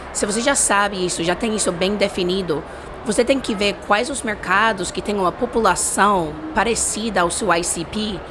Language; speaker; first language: Portuguese; non-native, fluent; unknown